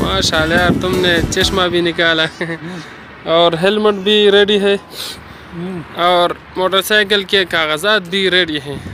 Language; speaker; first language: Hindi; non-native, local second language; Pashto